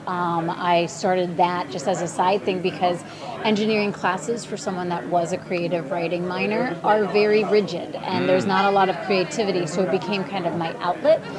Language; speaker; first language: English; early bilingual, other home language; Ukrainian